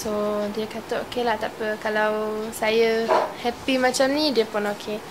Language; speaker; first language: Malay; non-native, fluent; German